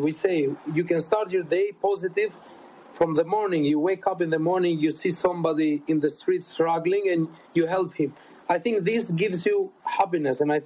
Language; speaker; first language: English; non-native, fluent; Albanian